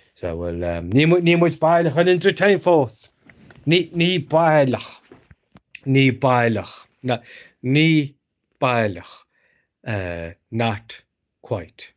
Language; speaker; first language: Irish; native; Irish